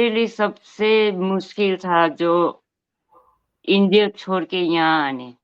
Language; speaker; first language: Hindi; non-native, local second language; Bangla